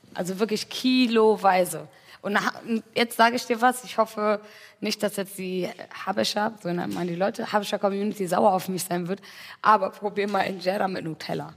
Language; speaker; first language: German; early bilingual, other home language; Tigrinya